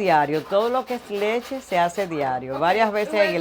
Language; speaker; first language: Spanish; native; Spanish